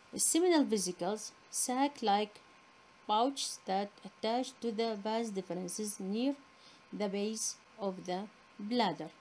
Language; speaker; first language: English; non-native, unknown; Arabic